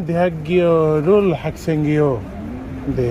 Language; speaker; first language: Korean; non-native, learner; Bangla